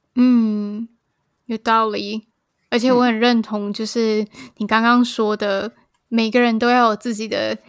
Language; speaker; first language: Chinese; native; Chinese